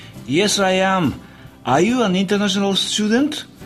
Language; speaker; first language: English; non-native, learner; Japanese